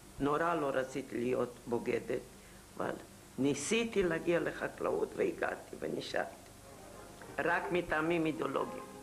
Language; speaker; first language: Hebrew; non-native, fluent; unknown